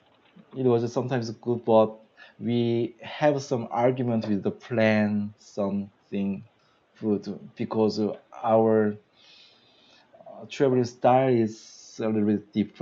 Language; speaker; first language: English; non-native, learner; Korean